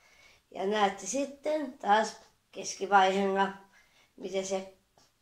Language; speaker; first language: Finnish; native; Finnish